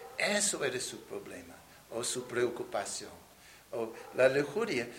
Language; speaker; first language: Spanish; non-native, fluent; English